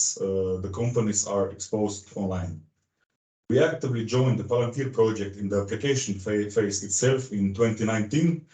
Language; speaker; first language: English; non-native, fluent; Slovenian